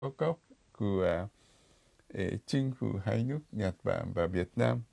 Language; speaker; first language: Vietnamese; non-native, fluent; Japanese